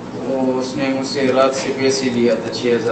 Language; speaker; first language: Hindi; non-native, local second language; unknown